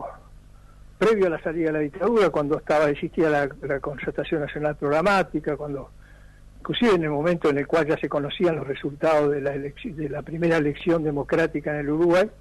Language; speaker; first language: Spanish; native; Spanish